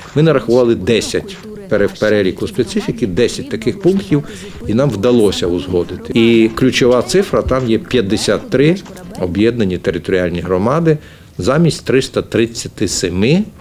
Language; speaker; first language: Ukrainian; native; Ukrainian